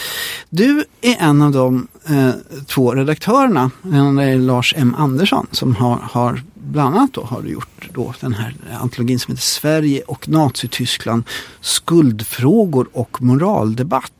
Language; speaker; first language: Swedish; native; Swedish